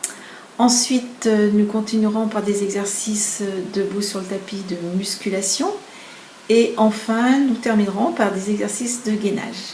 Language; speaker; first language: French; native; French